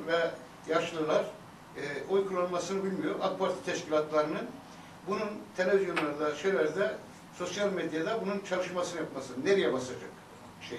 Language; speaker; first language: Turkish; native; Turkish